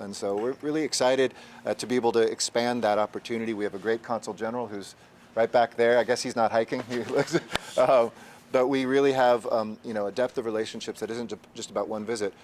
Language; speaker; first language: English; native; English